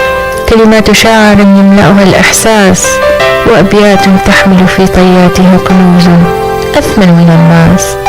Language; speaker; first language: Arabic; native; Arabic